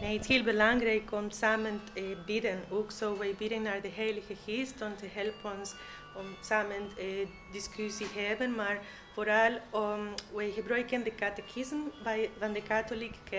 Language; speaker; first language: Dutch; non-native, learner; English